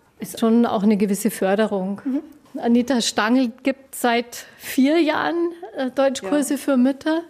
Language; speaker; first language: German; native; German